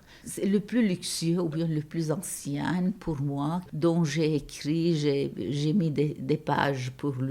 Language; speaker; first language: French; non-native, fluent; Turkish